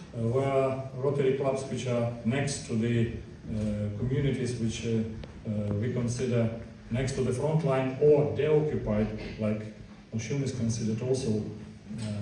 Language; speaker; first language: English; non-native, fluent; Ukrainian